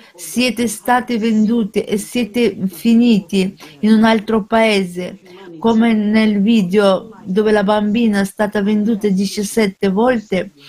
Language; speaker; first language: Italian; non-native, fluent; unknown